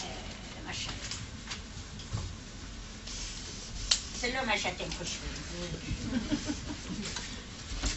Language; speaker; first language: Hebrew; non-native, fluent; German